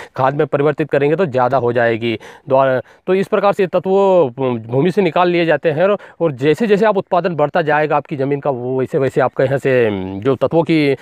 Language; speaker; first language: Hindi; native; Hindi